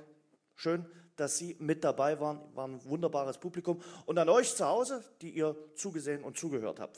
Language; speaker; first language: German; native; German